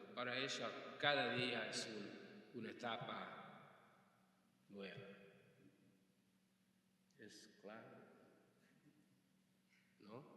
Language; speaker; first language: Spanish; non-native, fluent; Hungarian